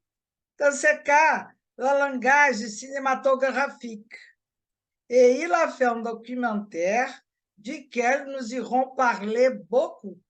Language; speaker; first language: French; non-native, learner; Portuguese